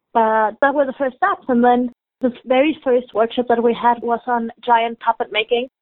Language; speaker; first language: English; non-native, fluent; German